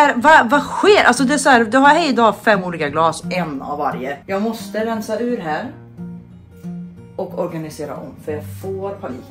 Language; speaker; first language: Swedish; native; Swedish